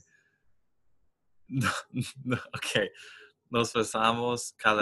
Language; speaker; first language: Spanish; non-native, learner; English